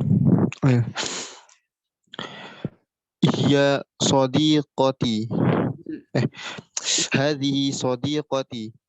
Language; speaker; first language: Arabic; non-native, learner; Indonesian